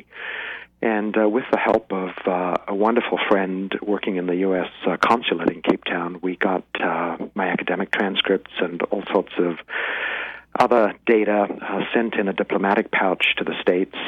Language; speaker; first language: English; native; English